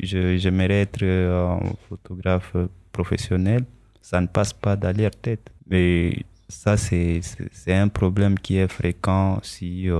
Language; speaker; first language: French; non-native, local second language; Swahili